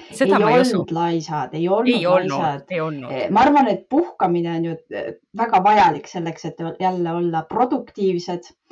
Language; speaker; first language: Estonian; non-native, local second language; Russian